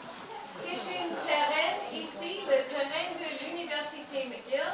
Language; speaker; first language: French; non-native, learner; English